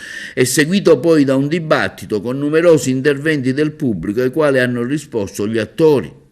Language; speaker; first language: Italian; native; Italian